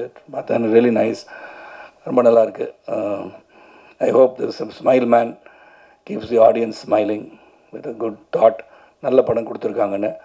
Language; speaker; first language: Tamil; native; Tamil